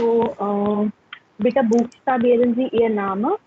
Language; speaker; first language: German; non-native, learner; Hindi